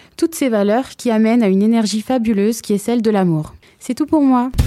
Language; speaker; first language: French; native; French